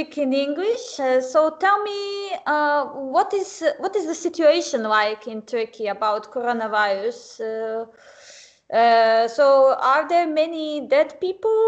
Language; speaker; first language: English; non-native, fluent; Serbian